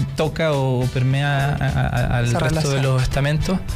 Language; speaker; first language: Spanish; native; Spanish